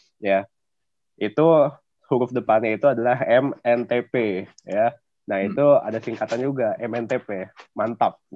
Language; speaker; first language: Indonesian; native; Indonesian